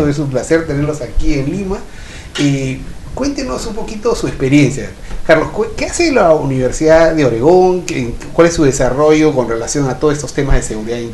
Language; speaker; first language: Spanish; native; Spanish